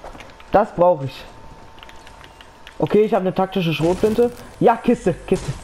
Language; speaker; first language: German; native; German